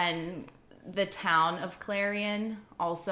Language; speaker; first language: English; native; English